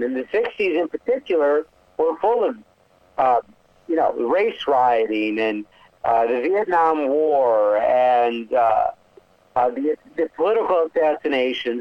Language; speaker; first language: English; native; English